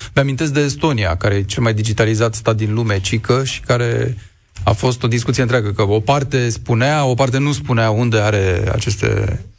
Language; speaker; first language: Romanian; native; Romanian